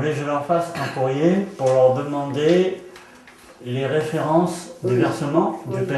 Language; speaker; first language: French; native; French